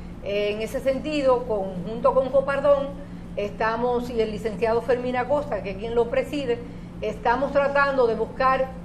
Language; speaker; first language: Spanish; native; Spanish